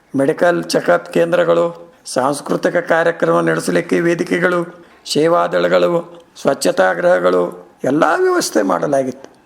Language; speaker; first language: Kannada; native; Kannada